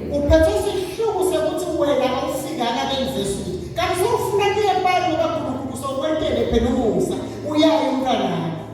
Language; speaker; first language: Zulu; non-native, local second language; Swati